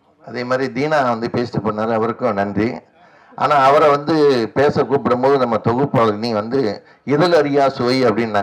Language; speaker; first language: Tamil; native; Tamil